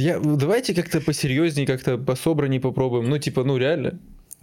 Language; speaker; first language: Russian; native; Russian